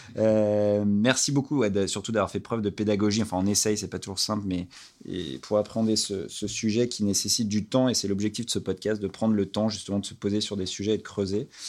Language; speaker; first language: French; native; French